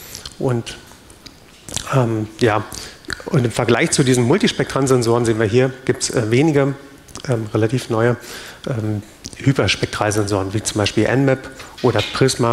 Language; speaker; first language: German; native; German